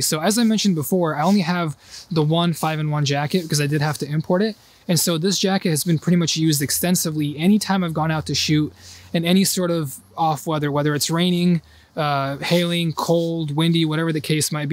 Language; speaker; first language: English; native; English